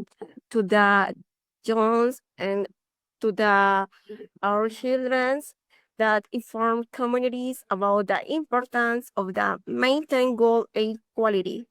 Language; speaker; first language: English; non-native, learner; Spanish